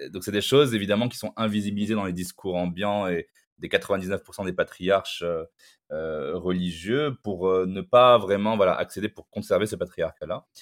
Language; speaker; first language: French; non-native, local second language; Arabic